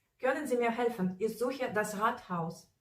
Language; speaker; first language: German; non-native, local second language; Ukrainian